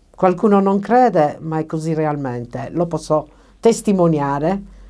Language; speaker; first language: Italian; native; Italian